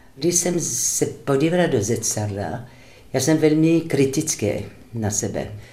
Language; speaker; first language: Czech; non-native, fluent; French